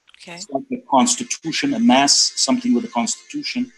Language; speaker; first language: English; non-native, fluent; Persian